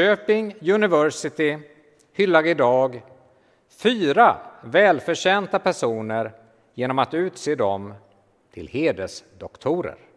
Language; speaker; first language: Swedish; native; Swedish